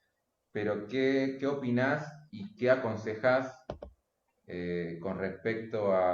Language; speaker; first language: Spanish; native; Spanish